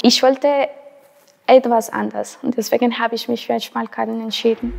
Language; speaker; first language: German; non-native, fluent; Spanish